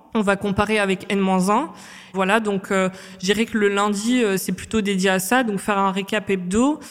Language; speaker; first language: French; native; French